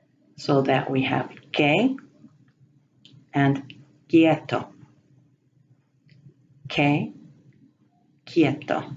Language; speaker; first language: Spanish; non-native, fluent; English